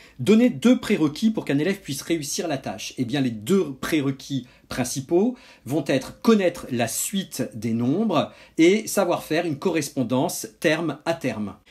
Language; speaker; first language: French; native; French